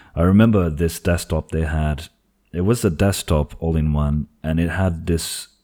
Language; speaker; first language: English; non-native, fluent; Portuguese